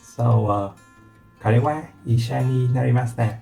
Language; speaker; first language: Japanese; non-native, learner; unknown